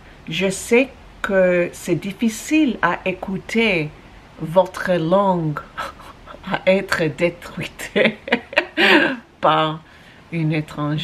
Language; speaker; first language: French; non-native, learner; English